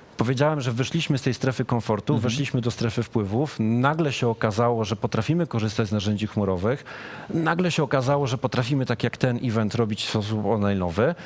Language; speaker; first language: Polish; native; Polish